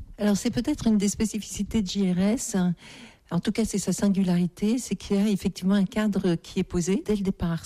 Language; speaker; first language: French; native; French